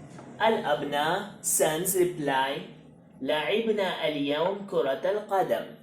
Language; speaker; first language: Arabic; non-native, fluent; Hindi